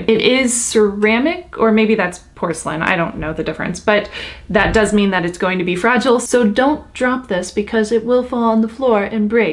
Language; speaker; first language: English; native; English